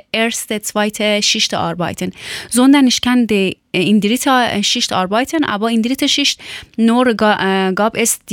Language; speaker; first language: German; non-native, learner; Persian